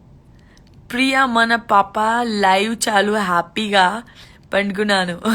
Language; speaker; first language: Telugu; non-native, learner; Gujarati